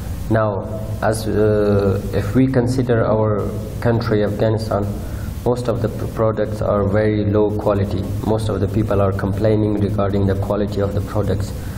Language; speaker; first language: English; non-native, fluent; Persian